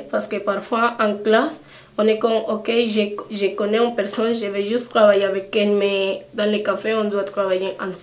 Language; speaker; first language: French; early bilingual, other home language; Spanish